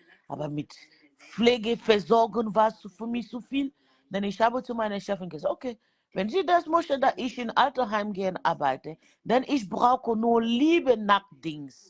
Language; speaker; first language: German; non-native, learner; French